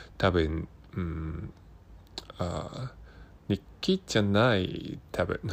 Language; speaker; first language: Japanese; non-native, learner; Cantonese